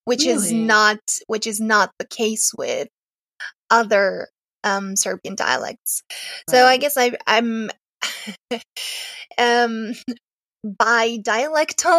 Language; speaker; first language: English; non-native, fluent; Serbian